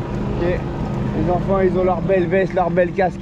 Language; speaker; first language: French; native; French